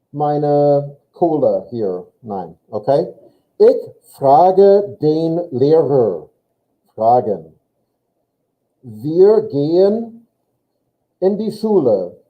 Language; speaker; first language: German; non-native, fluent; English